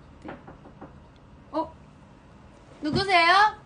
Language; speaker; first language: Korean; non-native, learner; Chinese